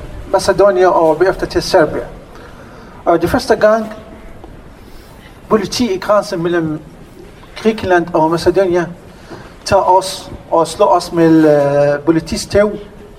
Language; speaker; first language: Danish; non-native, learner; Arabic